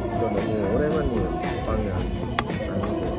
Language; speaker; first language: Korean; non-native, learner; Thai